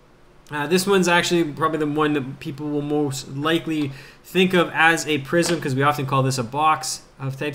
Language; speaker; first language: English; native; English